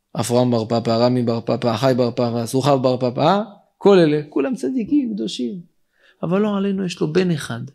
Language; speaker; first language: Hebrew; native; Hebrew